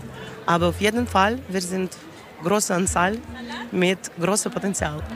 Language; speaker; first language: German; non-native, learner; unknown